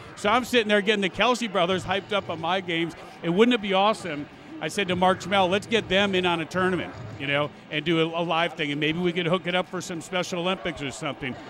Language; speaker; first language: English; native; English